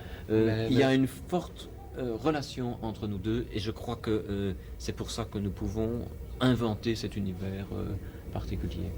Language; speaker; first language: French; native; French